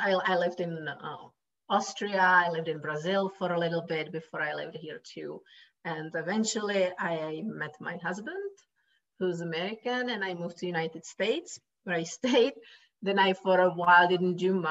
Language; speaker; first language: English; non-native, fluent; Czech